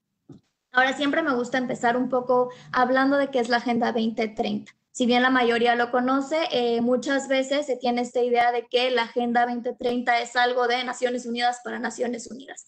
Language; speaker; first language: Spanish; native; Spanish